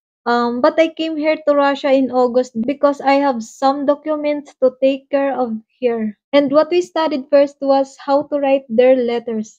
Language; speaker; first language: English; non-native, local second language; Waray